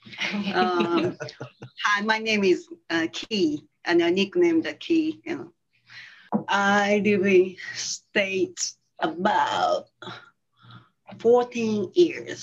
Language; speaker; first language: English; non-native, fluent; Japanese